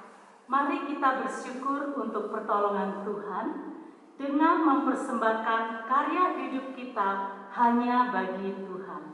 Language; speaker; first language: Indonesian; native; Indonesian